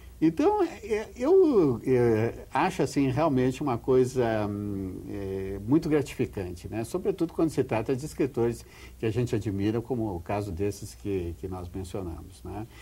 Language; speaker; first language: Portuguese; native; Portuguese